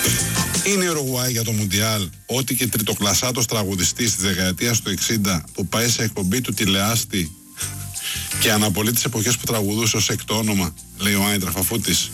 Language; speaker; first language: Greek; native; Greek